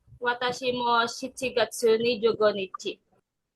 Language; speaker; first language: Japanese; non-native, learner; Filipino